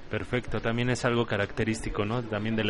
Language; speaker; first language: Spanish; native; Spanish